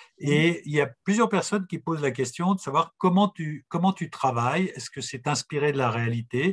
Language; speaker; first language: French; native; French